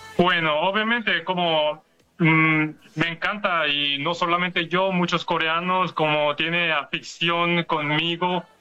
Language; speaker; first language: Spanish; non-native, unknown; Korean